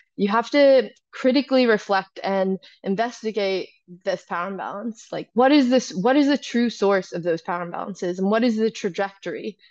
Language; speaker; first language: English; native; English